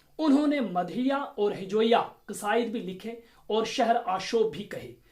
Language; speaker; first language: Urdu; non-native, local second language; Kashmiri